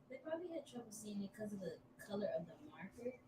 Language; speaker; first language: English; native; English